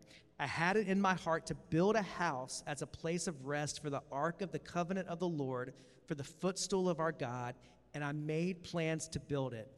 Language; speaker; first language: English; native; English